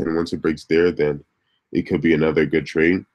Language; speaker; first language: English; native; English